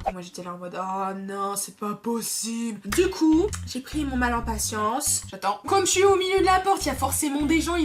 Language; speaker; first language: French; native; French